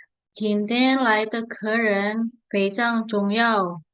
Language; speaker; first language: Chinese; non-native, fluent; Indonesian